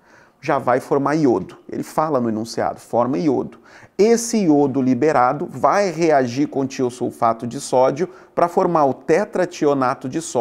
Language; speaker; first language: Portuguese; native; Portuguese